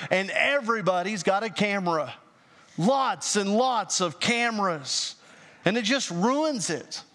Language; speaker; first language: English; native; English